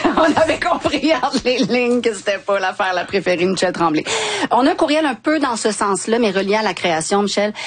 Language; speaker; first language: French; native; French